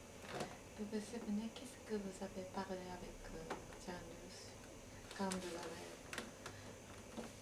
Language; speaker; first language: French; non-native, fluent; Japanese